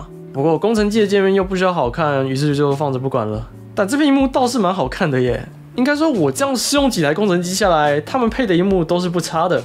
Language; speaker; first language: Chinese; native; Chinese